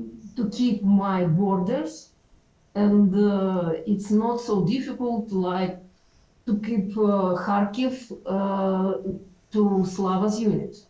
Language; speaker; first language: English; non-native, learner; Ukrainian